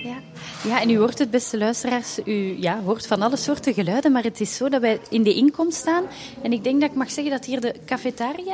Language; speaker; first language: Dutch; native; Dutch